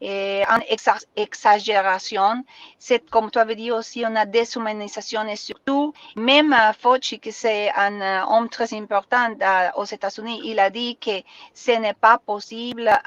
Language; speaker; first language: French; non-native, learner; Spanish